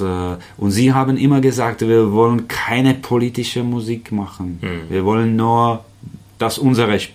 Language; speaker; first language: German; non-native, fluent; Czech